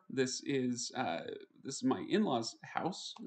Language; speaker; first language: English; native; English